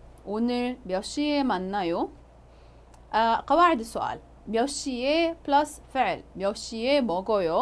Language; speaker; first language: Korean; non-native, fluent; Arabic